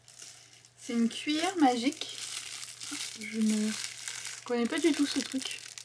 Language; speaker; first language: French; native; French